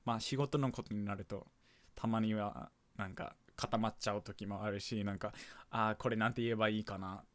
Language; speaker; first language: Japanese; non-native, fluent; English